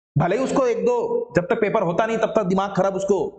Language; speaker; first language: Hindi; non-native, local second language; Marathi